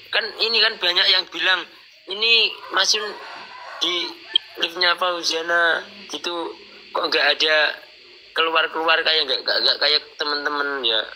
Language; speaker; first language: Indonesian; non-native, local second language; Javanese